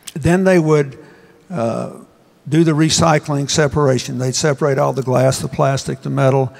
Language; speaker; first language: English; native; English